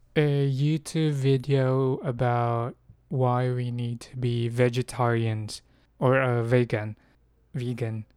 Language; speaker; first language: English; non-native, local second language; Filipino